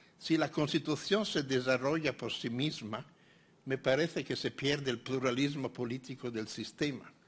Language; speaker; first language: Spanish; non-native, fluent; Italian